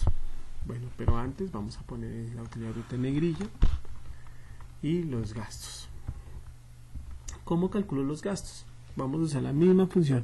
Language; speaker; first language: Spanish; native; Spanish